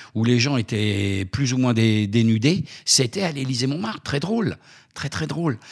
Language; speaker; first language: French; native; French